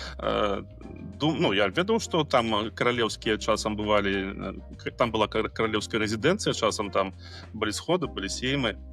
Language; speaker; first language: Belarusian; native; Belarusian